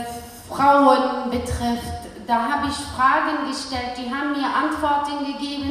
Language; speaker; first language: German; early bilingual, other home language; Kurdish